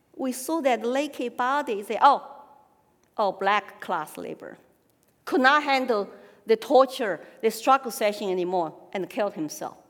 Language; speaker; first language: English; non-native, fluent; Chinese